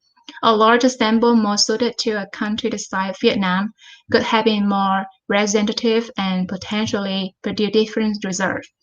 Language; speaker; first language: English; non-native, fluent; Vietnamese